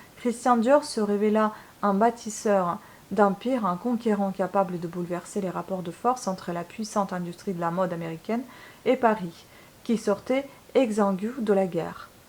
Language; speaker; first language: French; non-native, fluent; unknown